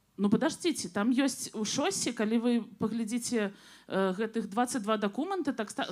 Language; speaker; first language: Belarusian; non-native, local second language; Russian